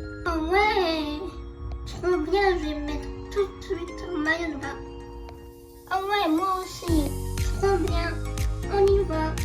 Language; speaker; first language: French; native; French